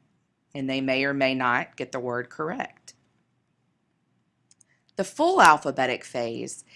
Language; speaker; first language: English; native; English